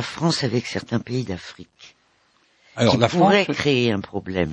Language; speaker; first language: French; native; French